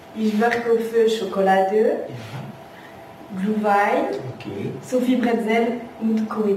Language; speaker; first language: German; non-native, learner; French